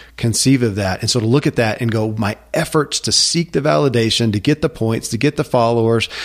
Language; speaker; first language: English; native; English